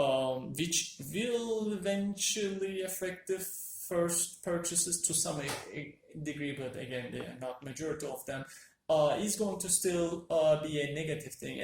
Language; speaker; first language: English; non-native, fluent; Turkish